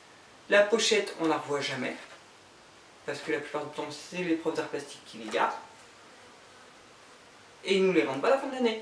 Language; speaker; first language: French; native; French